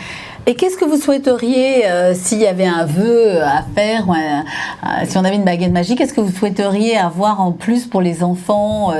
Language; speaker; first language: French; native; French